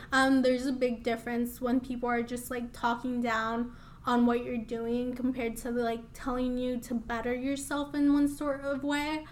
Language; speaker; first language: English; early bilingual, other home language; Spanish